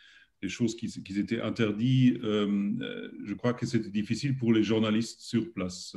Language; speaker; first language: French; non-native, learner; German